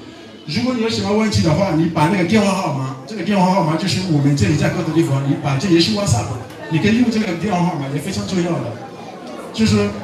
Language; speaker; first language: Chinese; non-native, learner; French